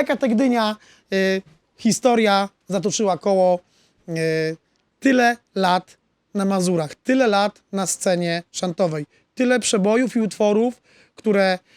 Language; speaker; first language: Polish; native; Polish